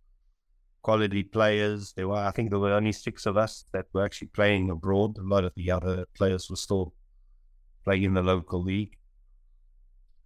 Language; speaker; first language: English; native; English